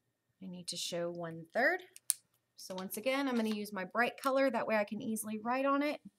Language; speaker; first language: English; native; English